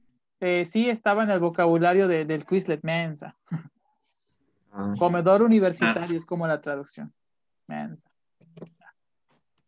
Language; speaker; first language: Spanish; native; Spanish